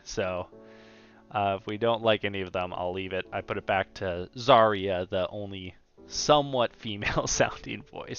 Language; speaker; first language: English; native; English